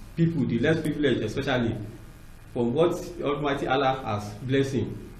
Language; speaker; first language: English; non-native, local second language; Yoruba